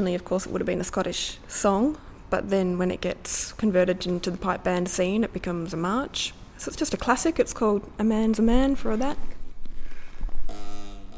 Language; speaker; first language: English; native; English